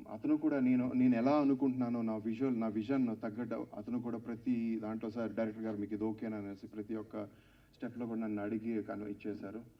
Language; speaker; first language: Telugu; native; Telugu